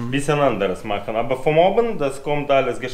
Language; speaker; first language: German; non-native, learner; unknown